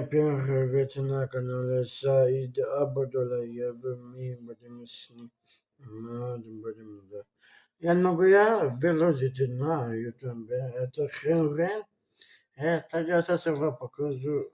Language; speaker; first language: Russian; non-native, local second language; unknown